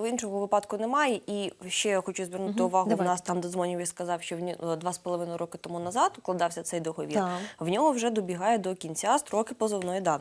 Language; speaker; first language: Ukrainian; native; Ukrainian